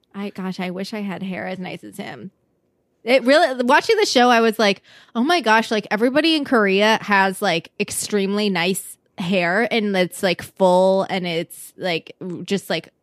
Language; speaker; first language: English; native; English